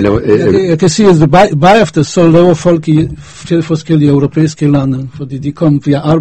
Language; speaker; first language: Danish; non-native, fluent; Polish